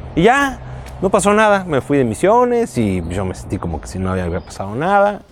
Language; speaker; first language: Spanish; native; Spanish